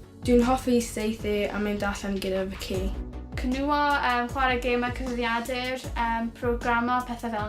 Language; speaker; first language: Welsh; native; Welsh